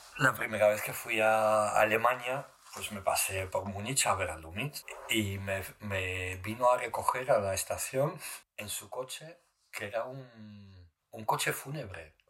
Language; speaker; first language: Spanish; native; Spanish